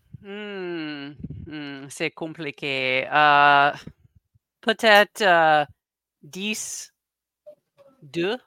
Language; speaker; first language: French; non-native, learner; English